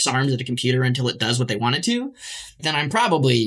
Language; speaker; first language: English; native; English